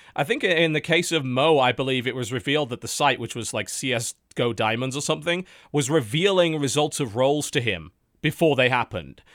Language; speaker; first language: English; native; English